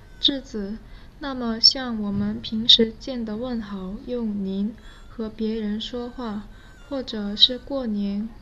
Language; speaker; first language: Chinese; non-native, fluent; Korean